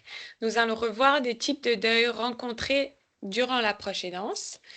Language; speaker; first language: French; native; French